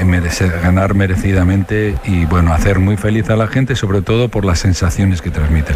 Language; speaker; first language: Spanish; native; Spanish